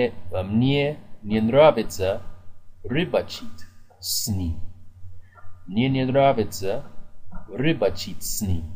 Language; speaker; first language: Russian; non-native, learner; English